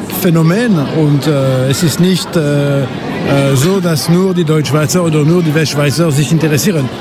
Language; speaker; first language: German; non-native, local second language; French